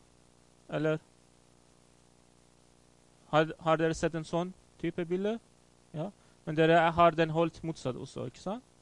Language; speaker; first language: Swedish; non-native, fluent; Persian